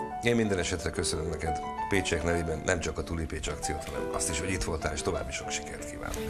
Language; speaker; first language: Hungarian; native; Hungarian